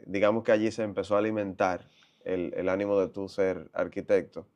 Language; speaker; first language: Spanish; native; Spanish